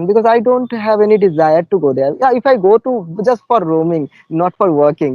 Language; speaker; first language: English; non-native, fluent; Bangla